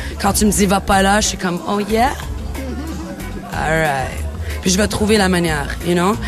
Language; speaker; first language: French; non-native, local second language; English